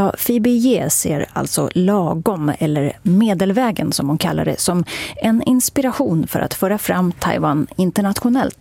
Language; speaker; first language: Swedish; native; Swedish